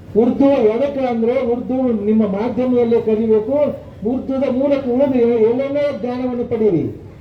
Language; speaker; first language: Kannada; native; Kannada